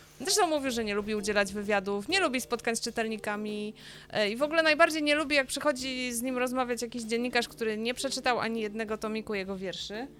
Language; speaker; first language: Polish; native; Polish